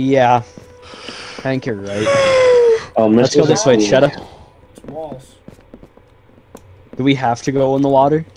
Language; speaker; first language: English; native; English